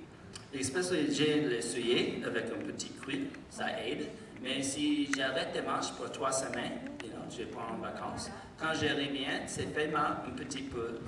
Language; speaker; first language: French; non-native, learner; English